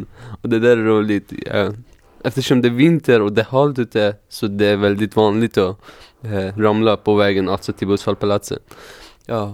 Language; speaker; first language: Swedish; non-native, fluent; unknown